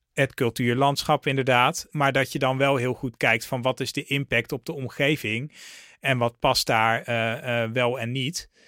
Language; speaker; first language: Dutch; native; Dutch